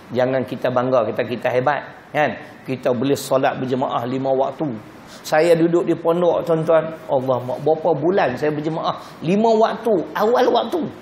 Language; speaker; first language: Malay; native; Malay